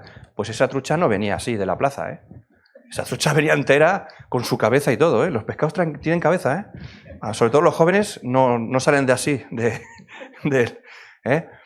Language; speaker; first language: Spanish; native; Spanish